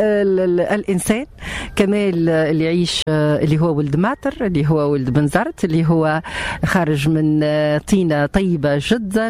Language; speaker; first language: Arabic; native; Arabic